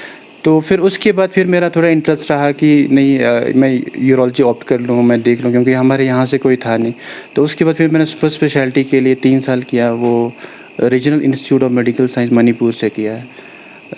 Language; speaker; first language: Hindi; non-native, local second language; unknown